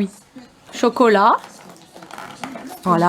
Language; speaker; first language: French; native; French